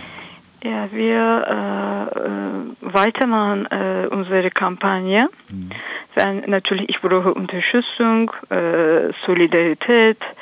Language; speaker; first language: German; non-native, learner; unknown